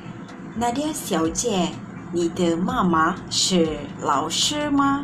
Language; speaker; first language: Chinese; non-native, learner; Malay